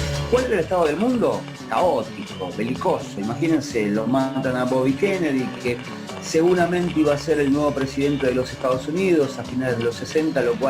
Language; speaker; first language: Spanish; native; Spanish